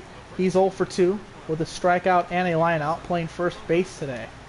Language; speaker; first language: English; native; English